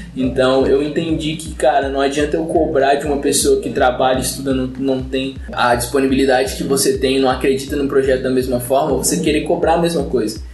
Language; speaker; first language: Portuguese; native; Portuguese